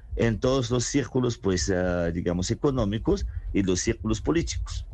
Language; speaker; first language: Spanish; non-native, fluent; Russian